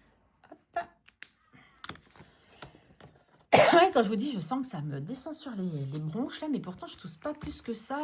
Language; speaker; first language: French; native; French